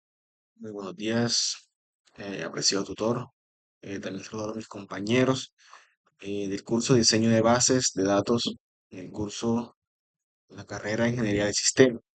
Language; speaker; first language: Spanish; native; Spanish